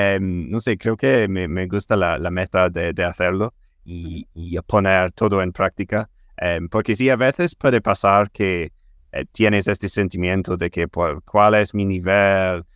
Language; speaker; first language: Spanish; non-native, fluent; English